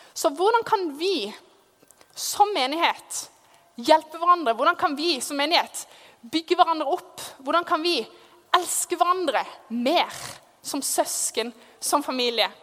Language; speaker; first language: Norwegian; native; Norwegian